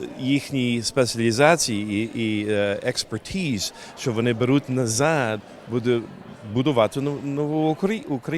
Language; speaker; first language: Ukrainian; early bilingual, heritage; Ukrainian